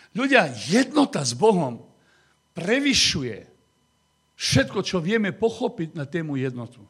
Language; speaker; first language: Slovak; non-native, local second language; Hungarian